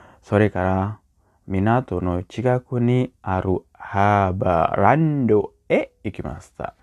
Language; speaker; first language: Japanese; non-native, learner; Indonesian